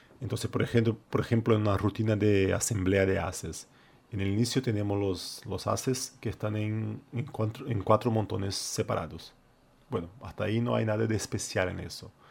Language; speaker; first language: Spanish; non-native, fluent; Portuguese